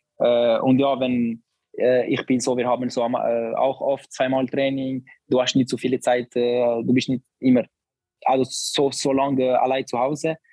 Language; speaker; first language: German; non-native, learner; Albanian